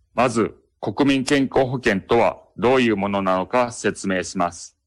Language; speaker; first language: Japanese; native; Japanese